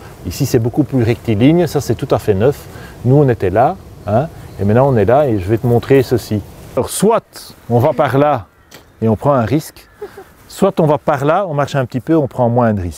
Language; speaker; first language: French; native; French